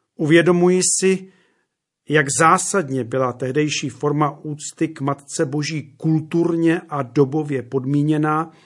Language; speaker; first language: Czech; native; Czech